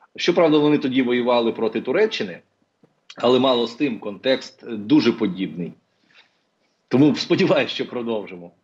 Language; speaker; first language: Ukrainian; non-native, local second language; Russian